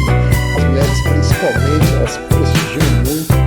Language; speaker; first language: Portuguese; native; Portuguese